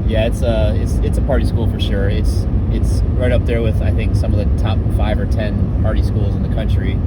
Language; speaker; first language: English; native; English